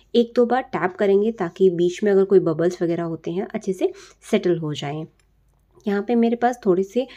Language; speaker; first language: Hindi; native; Hindi